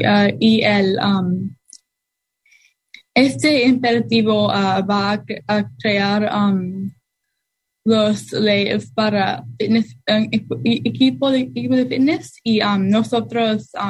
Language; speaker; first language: Spanish; non-native, learner; English